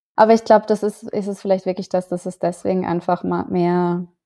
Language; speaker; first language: German; native; German